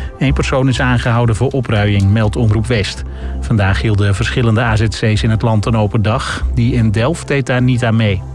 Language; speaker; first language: Dutch; native; Dutch